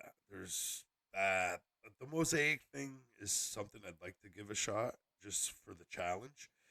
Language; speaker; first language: English; native; English